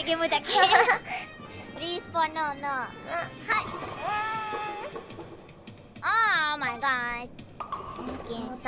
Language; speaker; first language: Japanese; non-native, learner; Indonesian